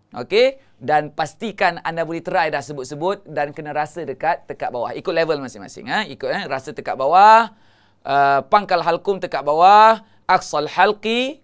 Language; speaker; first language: Malay; native; Malay